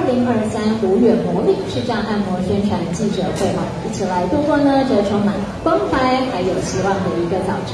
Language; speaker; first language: Chinese; native; Chinese